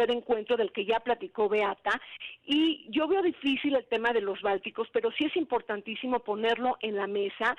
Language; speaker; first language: Spanish; native; Spanish